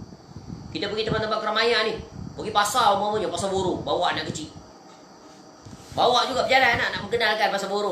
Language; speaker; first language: Malay; native; Malay